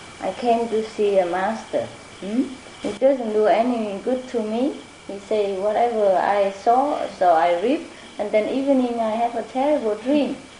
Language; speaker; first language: English; non-native, fluent; Vietnamese